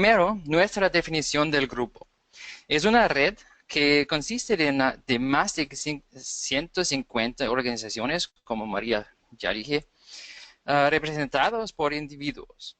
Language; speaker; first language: Spanish; non-native, fluent; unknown